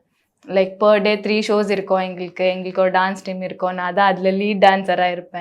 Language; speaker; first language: Tamil; non-native, local second language; Bangla